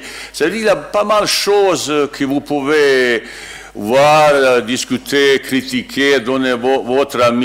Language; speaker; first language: French; non-native, learner; Bosnian